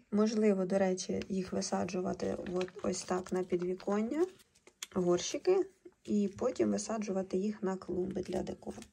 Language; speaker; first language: Ukrainian; non-native, local second language; Russian